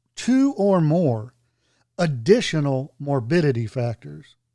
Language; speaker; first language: English; native; English